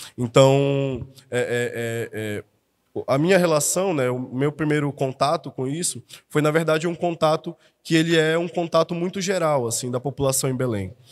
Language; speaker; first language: Portuguese; native; Portuguese